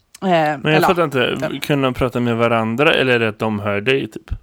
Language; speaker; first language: Swedish; native; Swedish